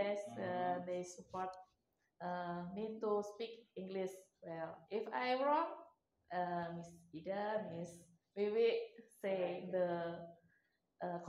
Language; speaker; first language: English; non-native, learner; Indonesian